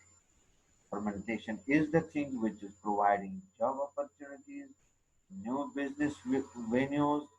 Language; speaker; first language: English; non-native, local second language; Urdu